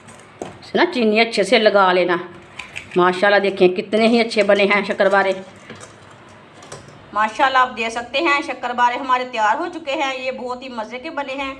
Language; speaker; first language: Hindi; native; Hindi